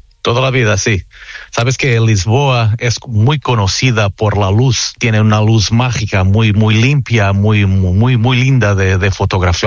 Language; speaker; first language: Spanish; non-native, fluent; Portuguese